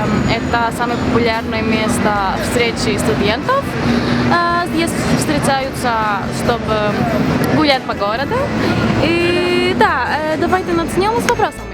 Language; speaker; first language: Russian; non-native, fluent; Greek